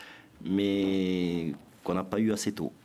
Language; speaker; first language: French; native; French